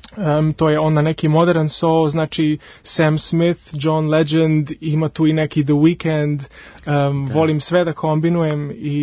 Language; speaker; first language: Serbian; early bilingual, heritage; Serbian